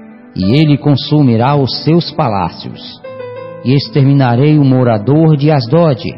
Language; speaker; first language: Portuguese; native; Portuguese